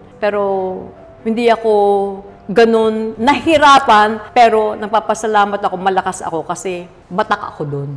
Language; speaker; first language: Filipino; native; Filipino